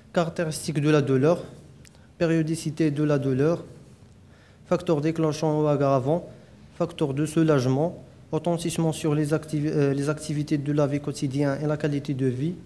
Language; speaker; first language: French; non-native, local second language; Arabic